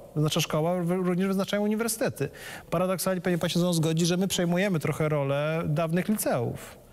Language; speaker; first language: Polish; native; Polish